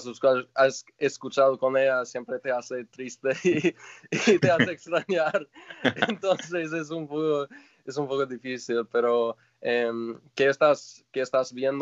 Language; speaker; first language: Spanish; non-native, fluent; English